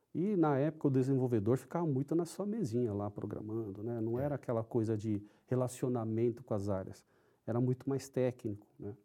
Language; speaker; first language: Portuguese; non-native, local second language; Japanese